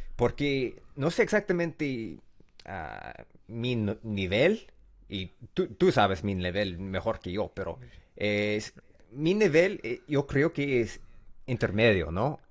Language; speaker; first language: Spanish; non-native, learner; English